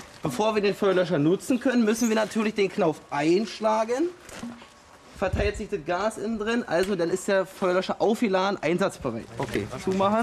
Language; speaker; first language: German; native; German